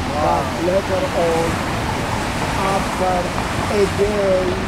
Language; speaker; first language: English; non-native, learner; Amharic